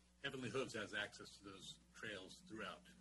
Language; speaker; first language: English; native; English